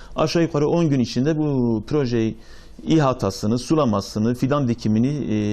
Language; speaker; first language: Turkish; native; Turkish